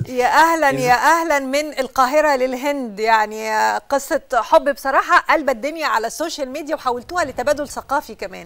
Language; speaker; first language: Arabic; native; Arabic